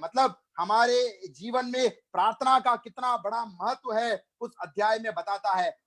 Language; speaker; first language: Hindi; non-native, local second language; Malayalam